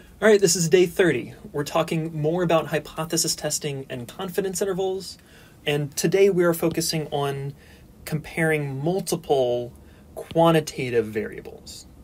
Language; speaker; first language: English; native; English